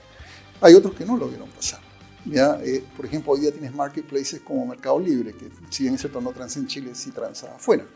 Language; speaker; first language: Spanish; native; Spanish